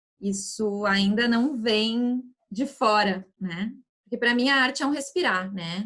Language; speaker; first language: Portuguese; native; Portuguese